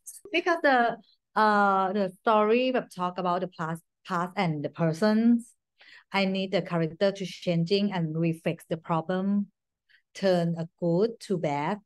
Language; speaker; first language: English; non-native, learner; Thai